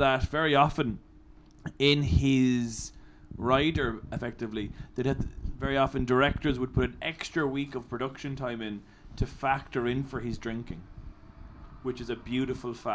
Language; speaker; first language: English; native; English